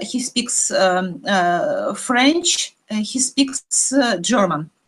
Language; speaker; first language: English; non-native, learner; Russian